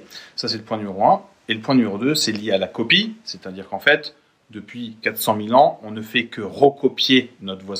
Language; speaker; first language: French; native; French